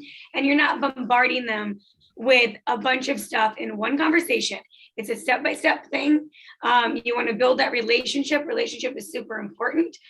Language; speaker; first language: English; native; English